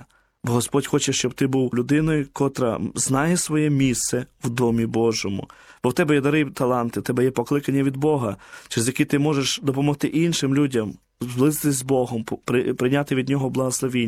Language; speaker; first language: Ukrainian; native; Ukrainian